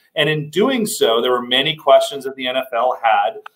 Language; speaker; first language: English; native; English